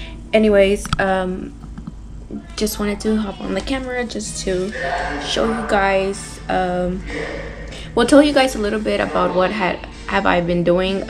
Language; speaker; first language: English; early bilingual, other home language; Spanish